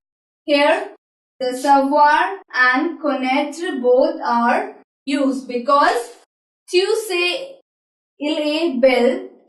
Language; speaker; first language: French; non-native, learner; Hindi